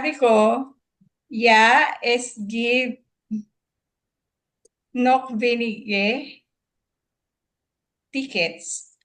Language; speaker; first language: German; non-native, learner; Filipino